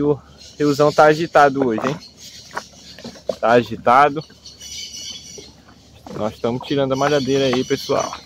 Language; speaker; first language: Portuguese; native; Portuguese